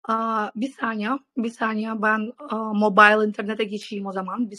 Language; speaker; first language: Turkish; non-native, fluent; Russian